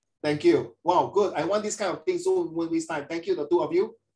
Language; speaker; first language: English; non-native, local second language; Chinese